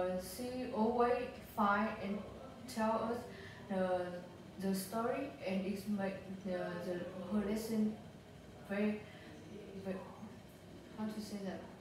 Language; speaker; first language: English; non-native, learner; Vietnamese